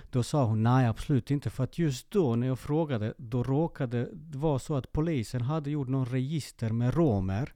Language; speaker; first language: Swedish; early bilingual, other home language; Serbian